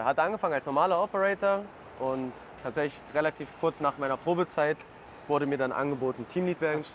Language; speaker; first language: German; native; German